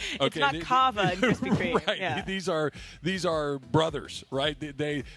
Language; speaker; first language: English; native; English